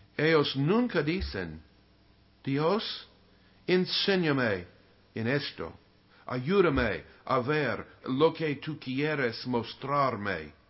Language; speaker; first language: Spanish; non-native, learner; English